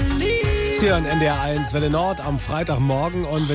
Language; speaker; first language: German; native; German